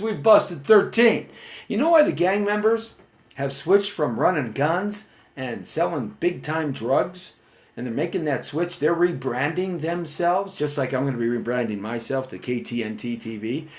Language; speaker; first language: English; native; English